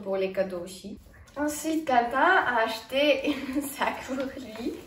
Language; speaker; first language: French; non-native, fluent; Estonian